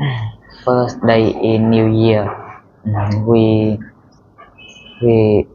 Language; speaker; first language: English; non-native, learner; Vietnamese